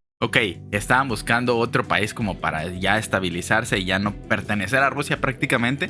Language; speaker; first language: Spanish; native; Spanish